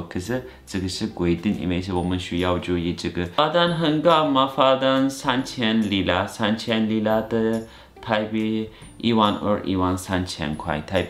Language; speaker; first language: Chinese; non-native, fluent; Turkish